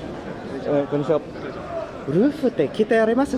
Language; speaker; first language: Japanese; non-native, learner; English